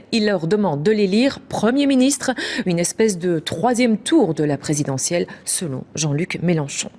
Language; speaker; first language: French; native; French